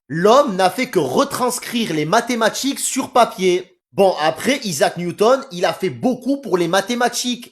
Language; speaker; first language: French; native; French